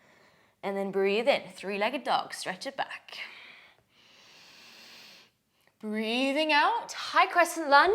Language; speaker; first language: English; native; English